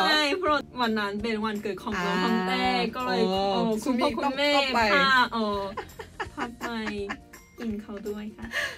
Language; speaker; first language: Thai; non-native, learner; Korean